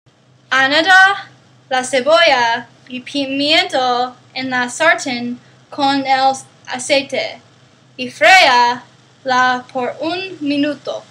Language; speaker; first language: Spanish; non-native, learner; English